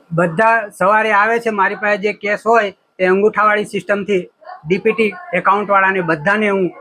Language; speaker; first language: Gujarati; native; Gujarati